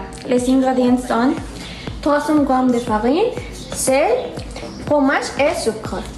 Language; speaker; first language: French; non-native, learner; Spanish